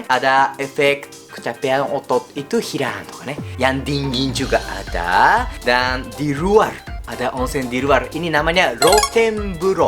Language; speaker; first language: Indonesian; non-native, learner; Japanese